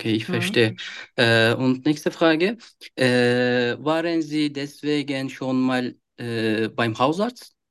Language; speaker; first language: German; non-native, learner; Turkish